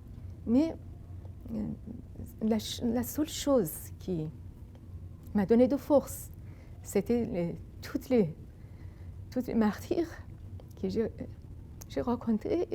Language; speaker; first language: French; non-native, fluent; Persian